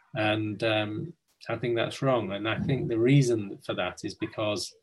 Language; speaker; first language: English; native; English